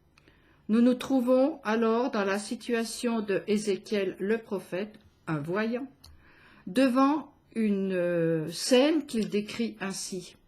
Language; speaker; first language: French; native; French